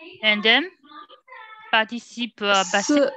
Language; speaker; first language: English; non-native, learner; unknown